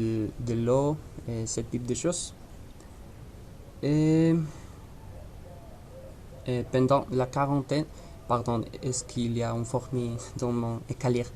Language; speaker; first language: French; non-native, learner; Spanish